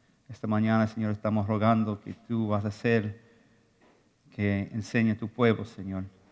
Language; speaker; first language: Spanish; non-native, fluent; English